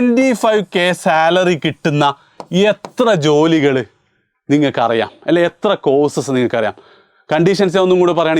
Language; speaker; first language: Malayalam; native; Malayalam